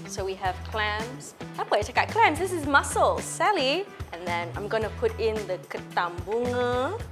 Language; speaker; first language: English; non-native, local second language; Malay